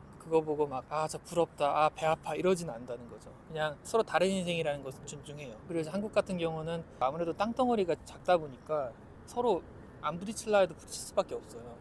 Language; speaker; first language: Korean; native; Korean